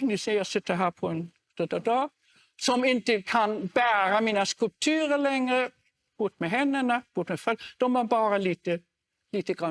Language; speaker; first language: Swedish; non-native, fluent; German